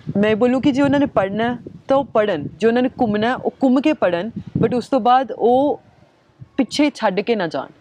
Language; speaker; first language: Punjabi; early bilingual, heritage; Punjabi